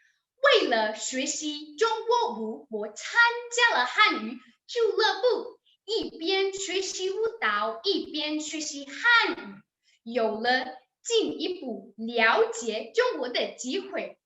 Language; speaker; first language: Chinese; non-native, learner; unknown